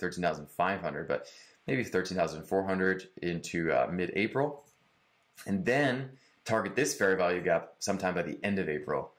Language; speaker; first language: English; native; English